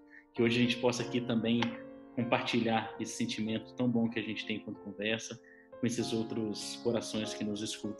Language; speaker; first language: Portuguese; native; Portuguese